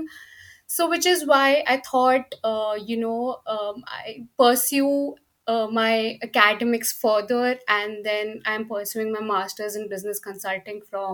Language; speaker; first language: English; non-native, local second language; Hindi